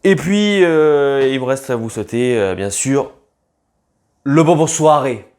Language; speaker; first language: French; native; French